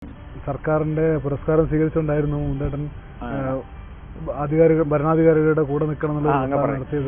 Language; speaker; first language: Malayalam; native; Malayalam